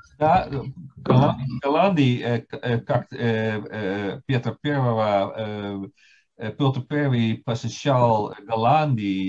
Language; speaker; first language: Russian; non-native, fluent; Dutch